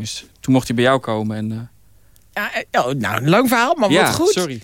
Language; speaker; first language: Dutch; native; Dutch